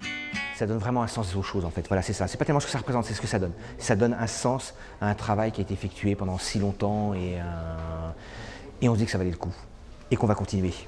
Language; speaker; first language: French; native; French